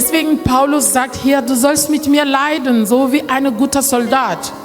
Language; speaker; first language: German; non-native, learner; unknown